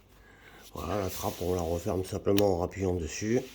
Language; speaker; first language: French; native; French